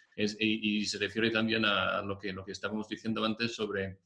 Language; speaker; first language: Spanish; non-native, fluent; English